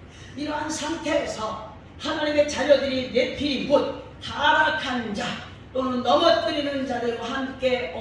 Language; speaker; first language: Korean; native; Korean